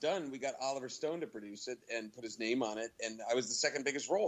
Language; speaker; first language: English; native; English